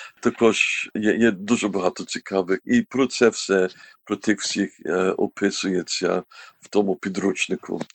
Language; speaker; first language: Ukrainian; early bilingual, heritage; Ukrainian